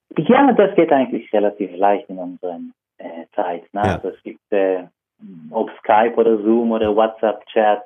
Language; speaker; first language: German; non-native, fluent; Hebrew